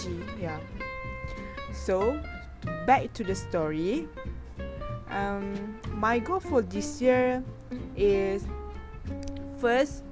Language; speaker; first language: English; non-native, learner; Malay